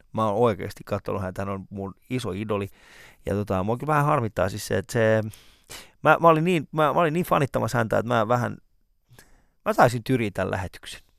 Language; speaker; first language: Finnish; early bilingual, other home language; Persian